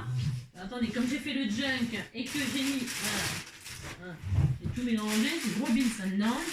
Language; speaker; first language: French; native; French